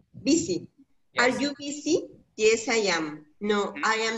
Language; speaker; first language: English; non-native, learner; Spanish